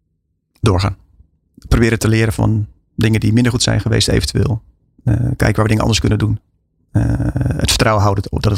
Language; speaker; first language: Dutch; native; Dutch